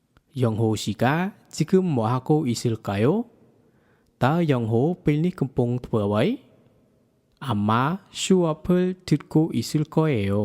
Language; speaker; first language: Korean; non-native, fluent; Khmer